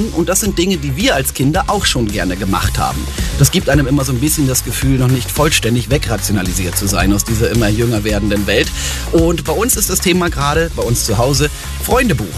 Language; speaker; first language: German; native; German